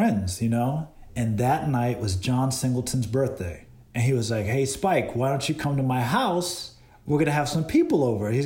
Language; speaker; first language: English; native; English